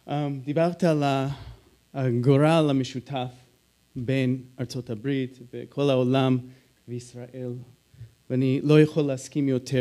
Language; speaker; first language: Hebrew; non-native, fluent; English